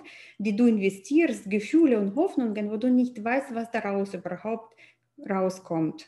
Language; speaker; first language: German; non-native, fluent; Russian